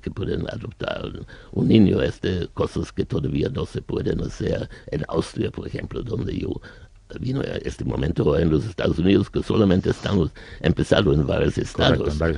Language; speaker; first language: Spanish; non-native, learner; German